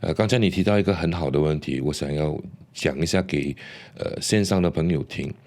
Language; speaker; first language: Chinese; native; Chinese